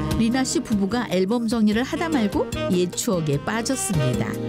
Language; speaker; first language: Korean; native; Korean